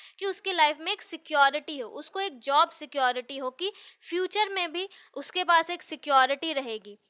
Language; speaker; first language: Hindi; native; Hindi